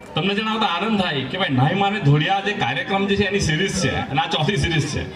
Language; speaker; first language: Gujarati; non-native, local second language; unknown